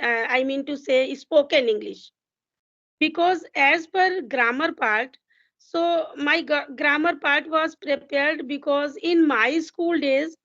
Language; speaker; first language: English; non-native, local second language; Hindi